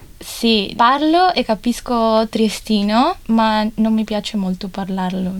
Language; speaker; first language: Italian; early bilingual, other home language; Chinese